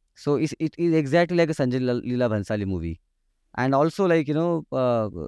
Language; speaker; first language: English; non-native, local second language; Marathi